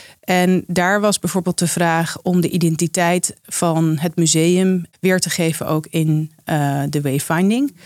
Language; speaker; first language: Dutch; native; Dutch